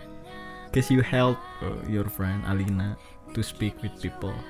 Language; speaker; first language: English; non-native, fluent; Indonesian